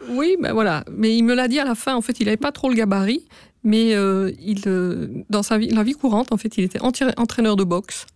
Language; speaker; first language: French; native; French